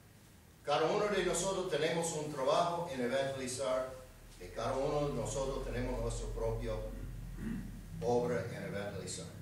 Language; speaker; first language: Spanish; non-native, fluent; English